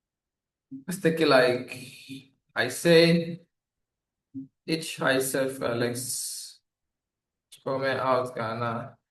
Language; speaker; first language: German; non-native, fluent; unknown